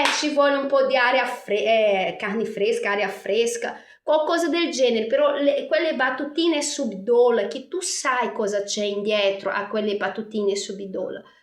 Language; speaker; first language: Italian; non-native, fluent; Portuguese